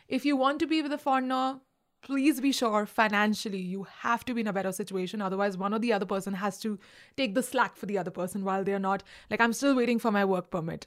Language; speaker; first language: English; non-native, local second language; Hindi